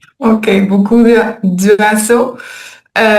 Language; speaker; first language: French; non-native, learner; Spanish